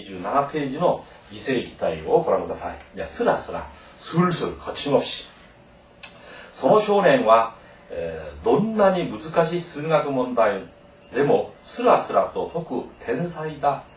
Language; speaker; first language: Japanese; non-native, fluent; Korean